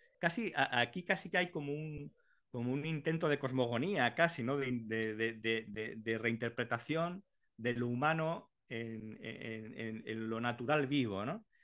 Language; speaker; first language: Spanish; native; Spanish